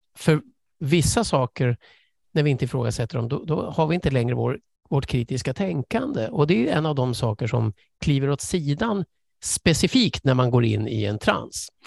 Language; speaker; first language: Swedish; early bilingual, other home language; English